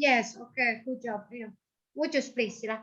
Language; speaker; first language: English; non-native, learner; Indonesian